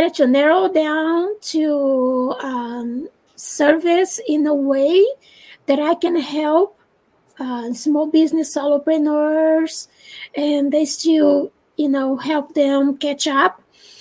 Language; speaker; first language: English; non-native, fluent; Portuguese